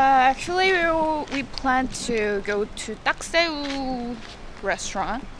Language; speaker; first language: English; non-native, fluent; Korean